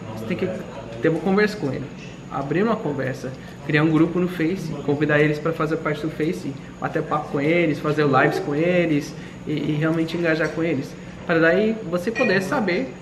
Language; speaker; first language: Portuguese; non-native, fluent; English